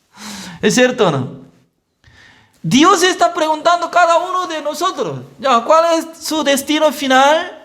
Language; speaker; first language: Spanish; non-native, learner; Korean